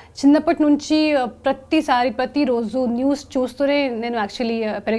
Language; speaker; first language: Telugu; non-native, fluent; Hindi